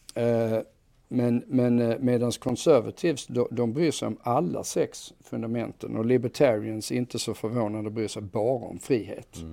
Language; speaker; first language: Swedish; native; Swedish